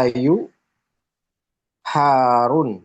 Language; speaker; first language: Arabic; non-native, learner; Indonesian